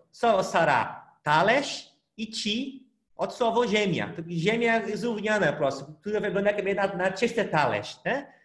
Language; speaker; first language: Polish; non-native, fluent; Portuguese